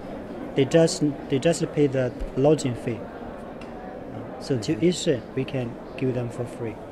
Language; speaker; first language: English; non-native, fluent; Chinese